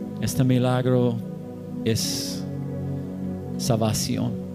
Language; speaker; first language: Spanish; non-native, learner; English